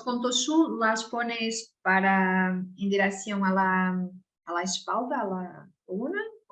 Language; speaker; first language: Spanish; non-native, learner; Portuguese